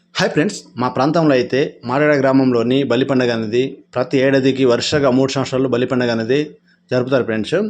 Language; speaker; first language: Telugu; non-native, local second language; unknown